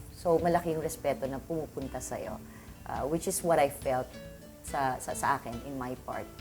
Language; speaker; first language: Filipino; native; Filipino